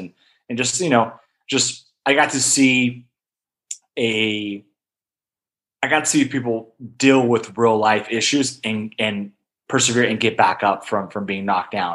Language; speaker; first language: English; native; English